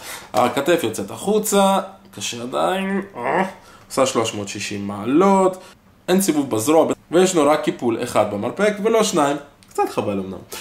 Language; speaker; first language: Hebrew; native; Hebrew